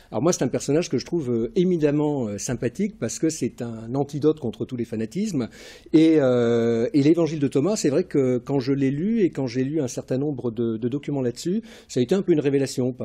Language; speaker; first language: French; native; French